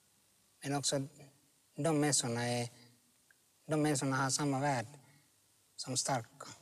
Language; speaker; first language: Swedish; non-native, local second language; Finnish